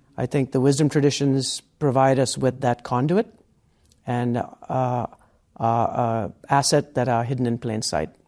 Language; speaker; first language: English; native; English